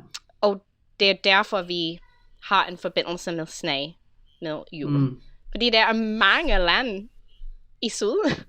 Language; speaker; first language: Danish; non-native, fluent; English